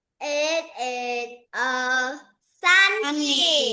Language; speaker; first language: English; non-native, learner; Vietnamese